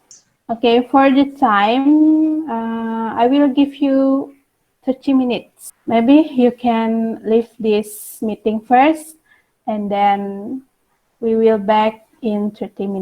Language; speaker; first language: English; non-native, fluent; Indonesian